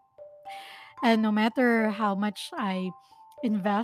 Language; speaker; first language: English; non-native, local second language; Filipino